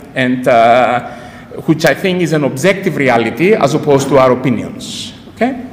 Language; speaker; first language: English; non-native, fluent; Greek